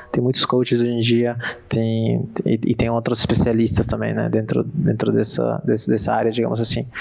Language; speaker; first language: Portuguese; non-native, fluent; Spanish